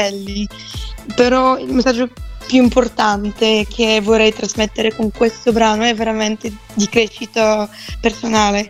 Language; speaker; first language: Italian; non-native, fluent; Bulgarian